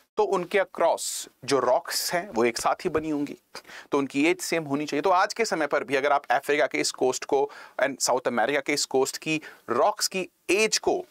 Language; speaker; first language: Hindi; native; Hindi